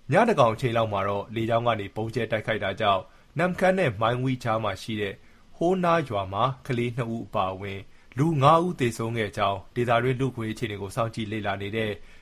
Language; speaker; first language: Burmese; native; Burmese